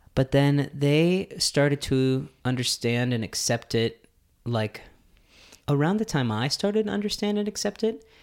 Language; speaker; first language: English; early bilingual, other home language; Hindi